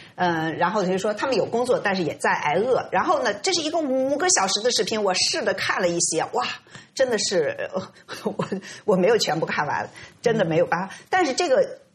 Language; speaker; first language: Chinese; native; Chinese